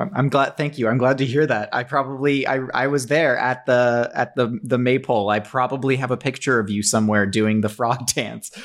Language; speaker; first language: English; native; English